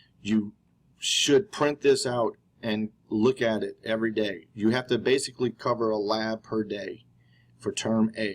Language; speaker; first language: English; native; English